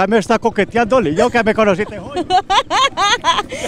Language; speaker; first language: Spanish; native; Spanish